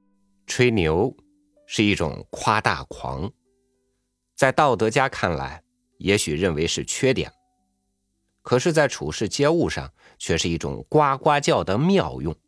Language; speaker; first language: Chinese; native; Chinese